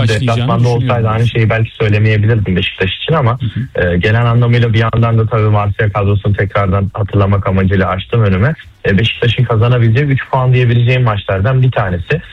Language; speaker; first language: Turkish; native; Turkish